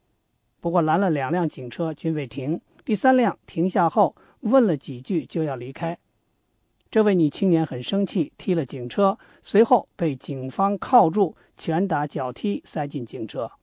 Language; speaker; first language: Chinese; native; Chinese